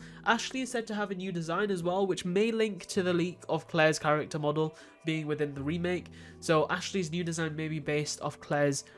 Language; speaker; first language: English; native; English